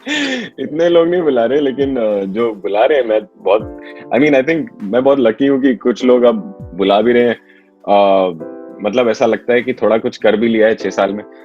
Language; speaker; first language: Hindi; native; Hindi